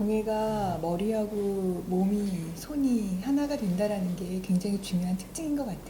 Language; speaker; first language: Korean; native; Korean